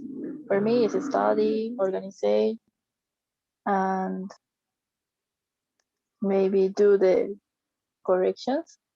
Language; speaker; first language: English; non-native, learner; Spanish